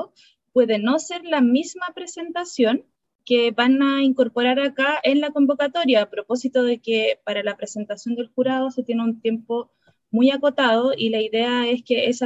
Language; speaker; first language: Spanish; native; Spanish